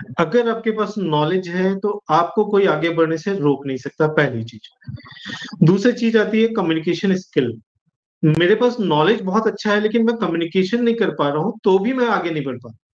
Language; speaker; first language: Hindi; native; Hindi